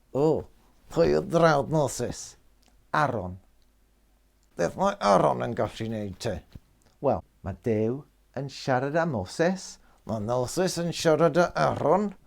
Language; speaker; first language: Welsh; non-native, local second language; English